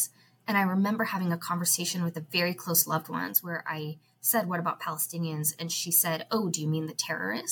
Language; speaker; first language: English; native; English